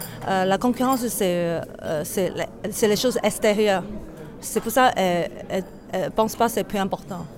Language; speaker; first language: French; non-native, fluent; Chinese